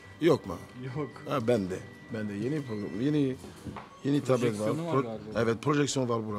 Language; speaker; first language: Turkish; non-native, learner; French